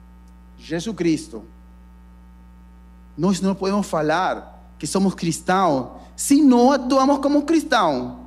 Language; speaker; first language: Portuguese; non-native, learner; Spanish